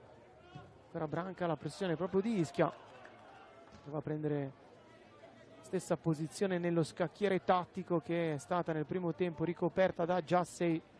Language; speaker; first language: Italian; native; Italian